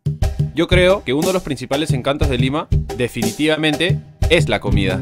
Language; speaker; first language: Spanish; native; Spanish